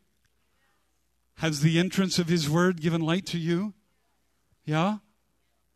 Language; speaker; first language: English; native; English